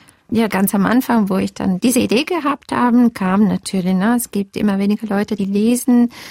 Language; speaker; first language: German; non-native, fluent; Italian